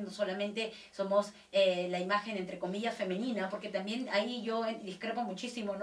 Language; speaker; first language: Spanish; native; Spanish